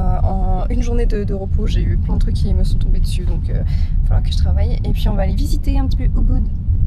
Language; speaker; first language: French; native; French